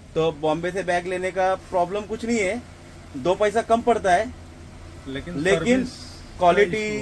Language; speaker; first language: Hindi; non-native, local second language; Marathi